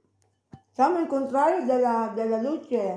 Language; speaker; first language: Italian; non-native, learner; Filipino